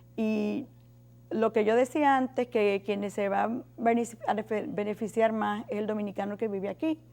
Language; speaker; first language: Spanish; native; Spanish